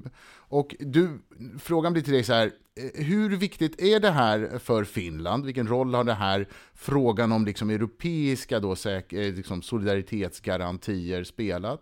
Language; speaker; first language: Swedish; native; Swedish